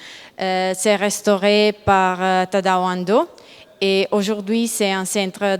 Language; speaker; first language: French; non-native, learner; Italian